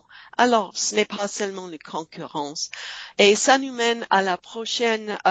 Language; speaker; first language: French; non-native, fluent; English